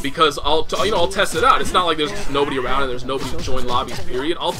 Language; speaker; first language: English; native; English